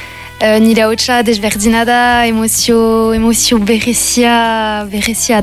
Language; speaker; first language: Basque; non-native, local second language; French